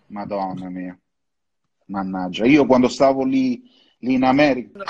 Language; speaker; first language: Italian; native; Italian